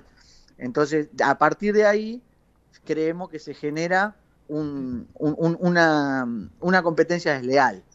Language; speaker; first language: Spanish; native; Spanish